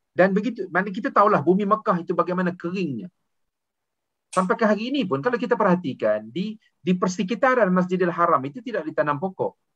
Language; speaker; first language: Malay; native; Malay